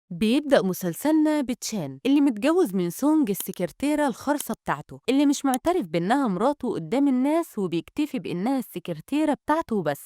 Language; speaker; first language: Arabic; native; Arabic